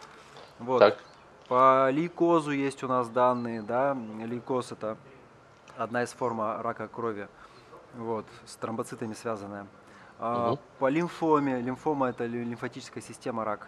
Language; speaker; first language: Russian; native; Russian